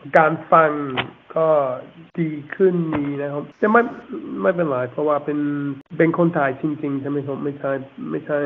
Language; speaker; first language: Thai; non-native, learner; English